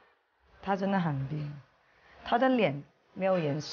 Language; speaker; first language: Chinese; non-native, local second language; Cantonese